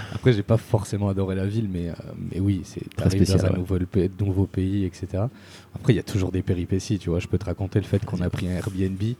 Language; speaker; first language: French; native; French